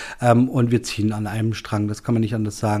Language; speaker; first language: German; native; German